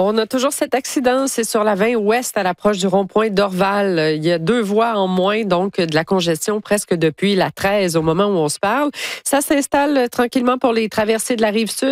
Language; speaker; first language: French; native; French